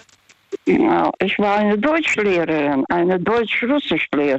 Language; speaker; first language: German; non-native, learner; Russian